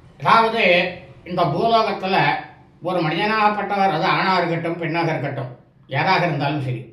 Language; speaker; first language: Tamil; native; Tamil